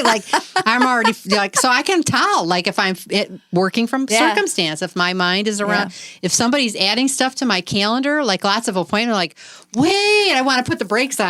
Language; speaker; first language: English; native; English